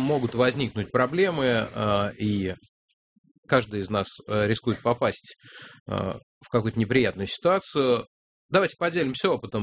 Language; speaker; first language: Russian; native; Russian